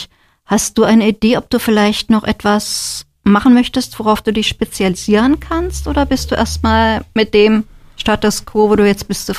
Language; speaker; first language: German; native; German